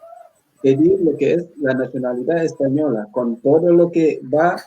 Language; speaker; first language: Spanish; non-native, fluent; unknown